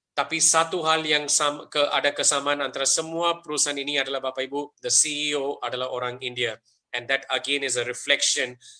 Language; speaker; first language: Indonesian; non-native, fluent; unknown